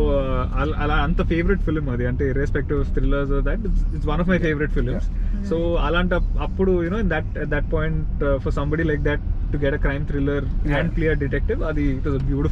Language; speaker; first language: Telugu; native; Telugu